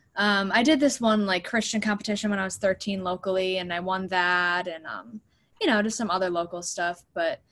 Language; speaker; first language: English; native; English